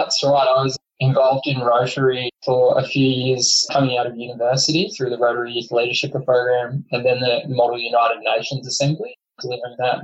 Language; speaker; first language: English; native; English